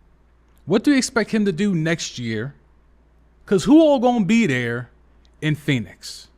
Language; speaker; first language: English; native; English